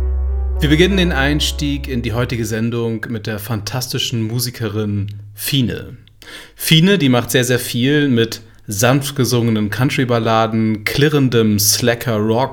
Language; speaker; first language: German; native; German